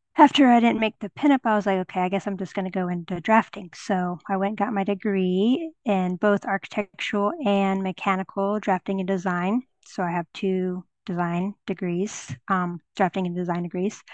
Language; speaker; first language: English; native; English